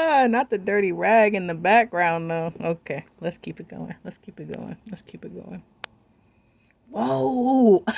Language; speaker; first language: English; native; English